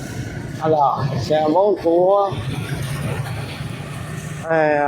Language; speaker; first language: French; non-native, fluent; Vietnamese